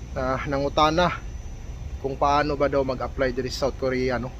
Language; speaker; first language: Filipino; non-native, local second language; Cebuano